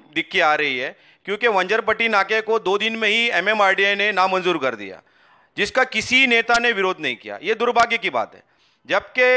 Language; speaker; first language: Hindi; non-native, local second language; Urdu